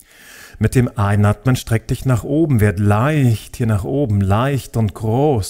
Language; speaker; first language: German; native; German